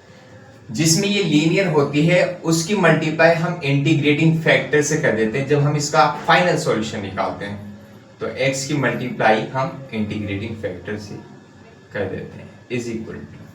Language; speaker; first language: Hindi; native; Hindi